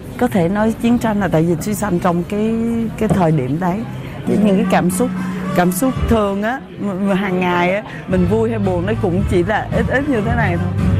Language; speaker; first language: Vietnamese; early bilingual, other home language; French